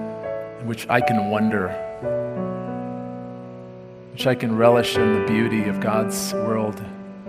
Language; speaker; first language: English; native; English